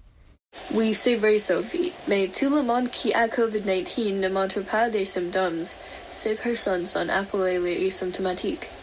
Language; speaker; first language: French; non-native, learner; English